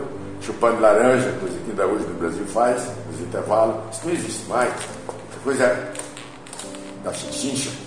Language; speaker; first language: Portuguese; native; Portuguese